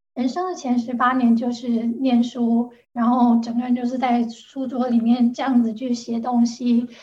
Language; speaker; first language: Chinese; non-native, local second language; Cantonese